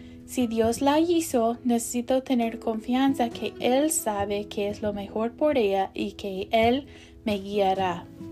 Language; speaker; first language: Spanish; non-native, learner; English